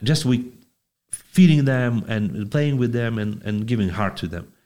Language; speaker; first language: English; non-native, fluent; Lithuanian